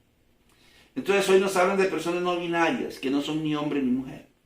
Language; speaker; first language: Spanish; native; Spanish